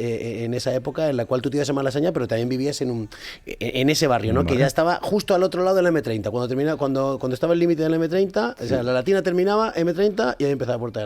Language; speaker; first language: Spanish; native; Spanish